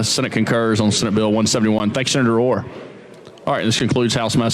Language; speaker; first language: English; native; English